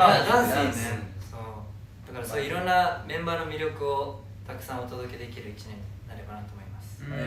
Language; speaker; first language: Japanese; native; Japanese